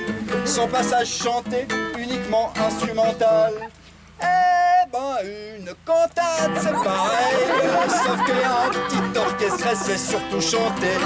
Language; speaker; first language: French; native; French